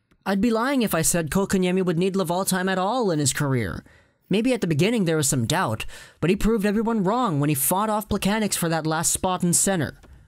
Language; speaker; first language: English; native; English